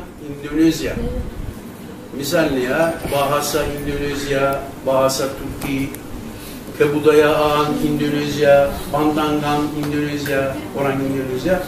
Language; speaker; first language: Indonesian; non-native, learner; Turkish